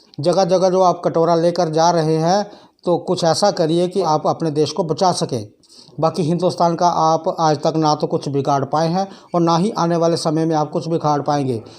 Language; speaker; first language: Hindi; non-native, local second language; Dogri